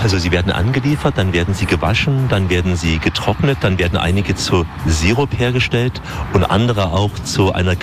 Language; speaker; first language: German; native; German